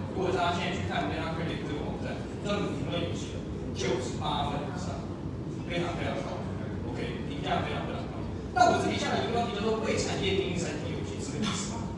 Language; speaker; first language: Chinese; native; Chinese